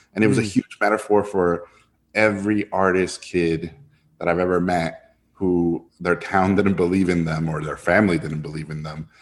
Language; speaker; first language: English; non-native, fluent; Spanish